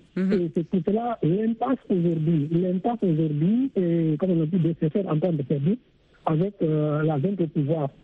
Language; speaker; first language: French; non-native, local second language; Fula